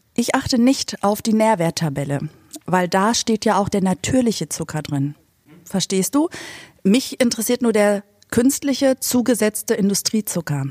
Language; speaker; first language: German; native; German